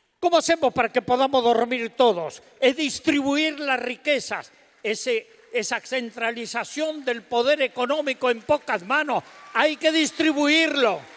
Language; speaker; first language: Spanish; native; Spanish